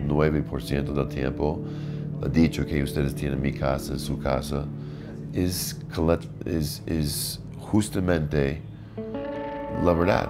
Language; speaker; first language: Spanish; non-native, learner; English